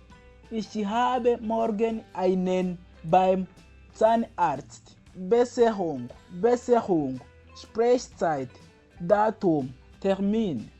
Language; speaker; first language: German; non-native, fluent; Kinyarwanda